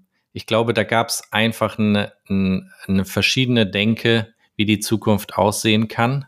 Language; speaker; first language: German; native; German